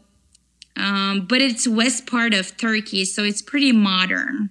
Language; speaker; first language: English; non-native, fluent; Turkish